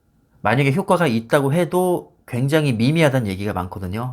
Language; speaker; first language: Korean; native; Korean